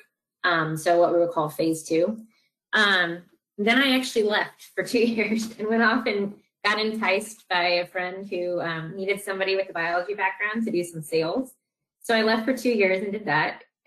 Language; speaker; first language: English; native; English